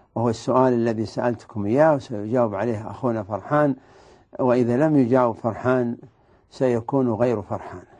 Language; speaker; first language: Arabic; native; Arabic